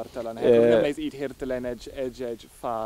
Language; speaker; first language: Hungarian; non-native, learner; English